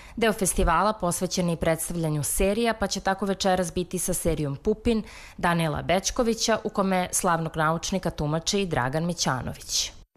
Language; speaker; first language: Serbian; native; Serbian